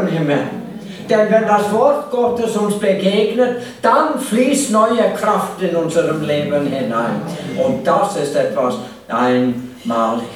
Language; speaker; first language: German; non-native, fluent; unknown